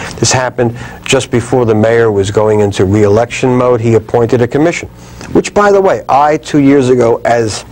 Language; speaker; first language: English; native; English